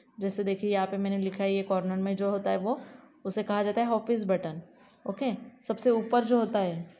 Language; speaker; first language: Hindi; non-native, local second language; Gujarati